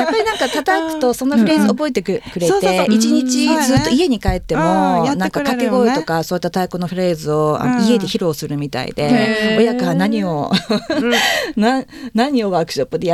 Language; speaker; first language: Japanese; native; Japanese